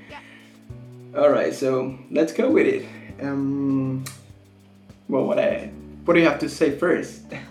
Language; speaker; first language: English; non-native, fluent; Spanish